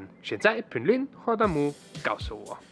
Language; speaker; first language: Chinese; non-native, fluent; German